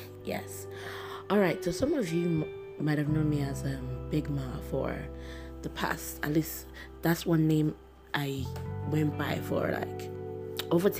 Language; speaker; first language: English; non-native, local second language; Yoruba